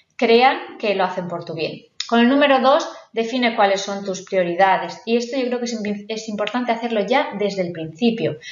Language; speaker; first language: Spanish; native; Spanish